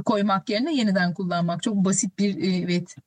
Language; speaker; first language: Turkish; native; Turkish